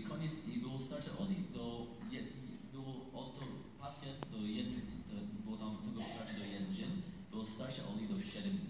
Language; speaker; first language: Polish; non-native, learner; English